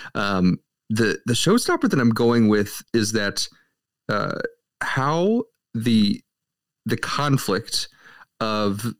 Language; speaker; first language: English; native; English